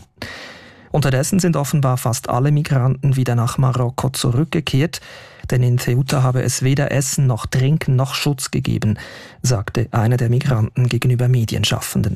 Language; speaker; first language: German; native; German